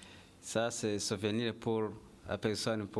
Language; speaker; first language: French; non-native, learner; Kinyarwanda